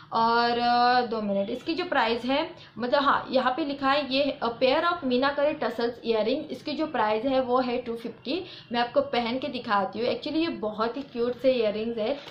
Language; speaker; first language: Hindi; non-native, local second language; Marathi